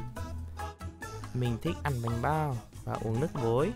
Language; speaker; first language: Vietnamese; early bilingual, other home language; Russian